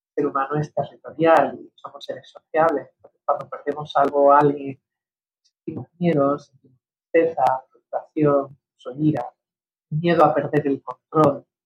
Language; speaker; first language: Spanish; early bilingual, heritage; Spanish